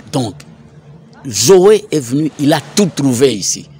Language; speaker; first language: French; non-native, local second language; Swahili